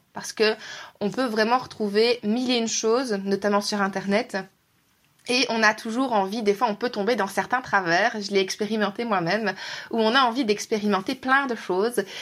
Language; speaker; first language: French; native; French